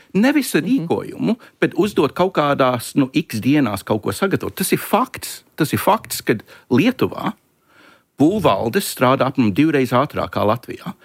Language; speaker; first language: Latvian; early bilingual, heritage; Latvian